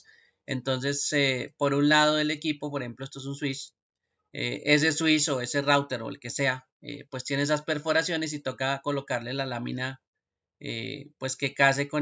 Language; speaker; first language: Spanish; native; Spanish